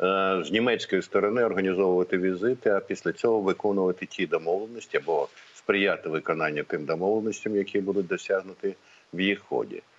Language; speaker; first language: Ukrainian; native; Ukrainian